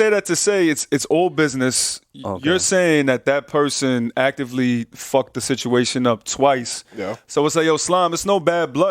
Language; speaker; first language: English; native; English